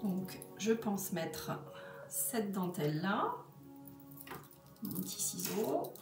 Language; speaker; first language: French; native; French